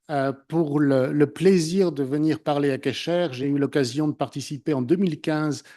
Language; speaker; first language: French; native; French